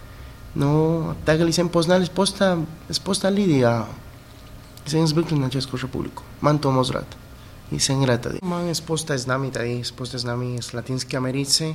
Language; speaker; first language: Czech; non-native, fluent; Spanish